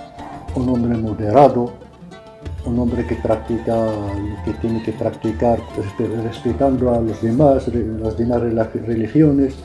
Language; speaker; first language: Spanish; non-native, fluent; Arabic